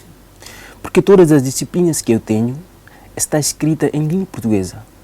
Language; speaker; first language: Portuguese; non-native, learner; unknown